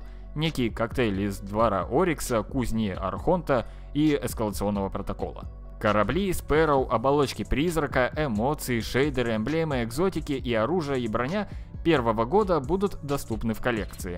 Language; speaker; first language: Russian; native; Russian